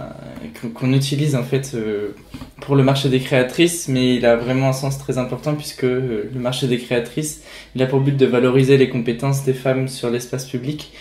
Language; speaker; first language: French; native; French